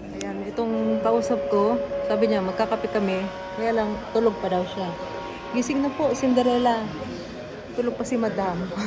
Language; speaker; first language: Filipino; non-native, local second language; Cebuano